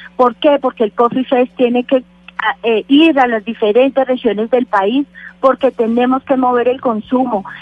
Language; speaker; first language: Spanish; native; Spanish